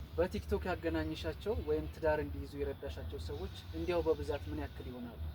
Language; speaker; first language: Amharic; native; Amharic